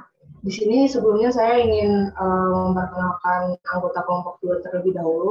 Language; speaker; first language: Indonesian; native; Indonesian